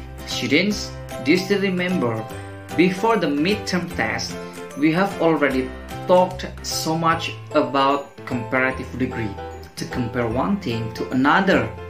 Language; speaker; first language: English; non-native, fluent; Indonesian